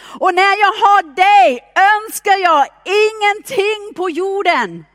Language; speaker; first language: Swedish; non-native, fluent; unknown